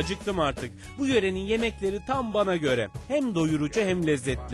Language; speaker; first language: Turkish; native; Turkish